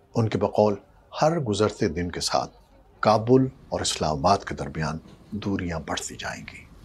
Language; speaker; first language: Urdu; native; Urdu